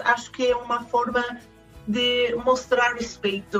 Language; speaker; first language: Portuguese; non-native, fluent; Spanish